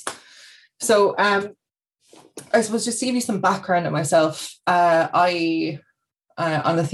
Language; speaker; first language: English; native; English